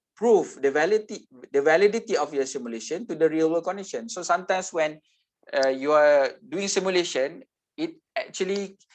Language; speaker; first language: English; non-native, local second language; Malay